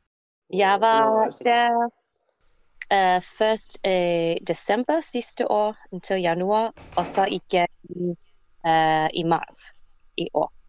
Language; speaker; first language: Danish; non-native, learner; English